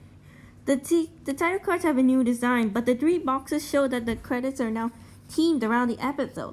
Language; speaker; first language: English; native; English